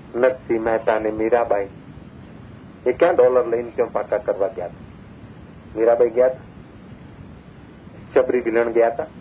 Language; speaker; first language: Gujarati; non-native, local second language; Sindhi